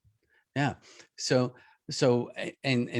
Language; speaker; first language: English; native; English